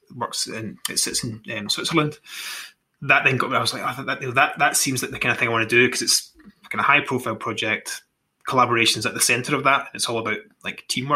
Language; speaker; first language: English; native; English